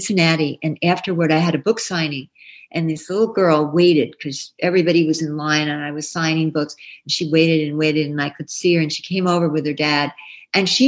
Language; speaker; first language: English; native; English